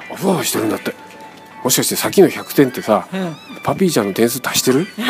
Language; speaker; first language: Japanese; native; Japanese